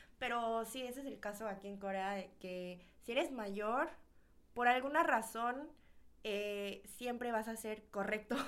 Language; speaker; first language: Spanish; early bilingual, other home language; Korean